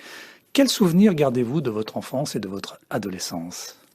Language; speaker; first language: French; native; French